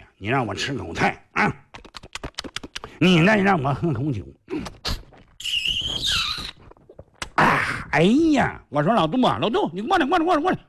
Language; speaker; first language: Chinese; native; Chinese